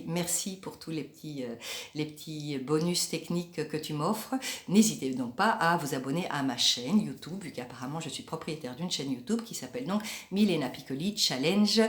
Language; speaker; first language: French; native; French